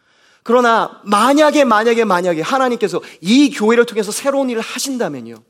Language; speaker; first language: Korean; native; Korean